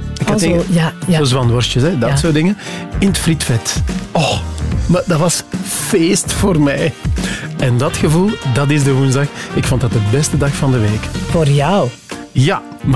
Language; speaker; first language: Dutch; native; Dutch